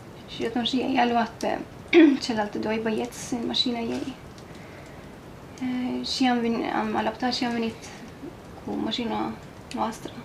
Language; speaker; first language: Romanian; non-native, learner; Norwegian